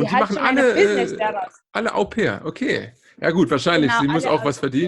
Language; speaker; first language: German; native; German